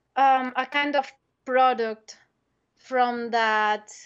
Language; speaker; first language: English; non-native, fluent; Spanish